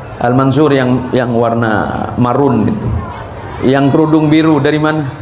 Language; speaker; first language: Indonesian; non-native, local second language; Madurese